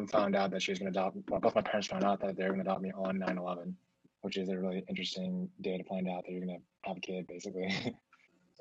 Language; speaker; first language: English; early bilingual, other home language; Chinese